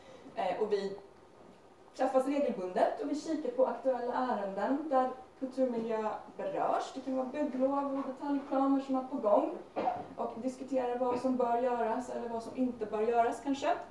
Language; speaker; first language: Swedish; native; Swedish